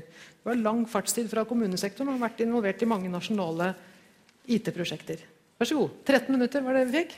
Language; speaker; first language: Norwegian; native; Norwegian